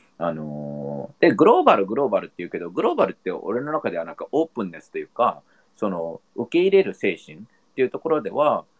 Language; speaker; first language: Japanese; non-native, fluent; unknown